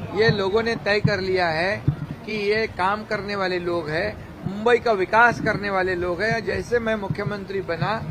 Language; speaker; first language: Hindi; non-native, local second language; Marathi